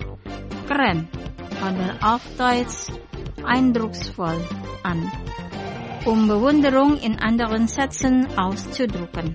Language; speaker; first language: German; non-native, fluent; Indonesian